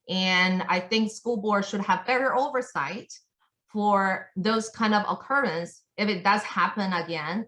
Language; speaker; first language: English; non-native, fluent; Chinese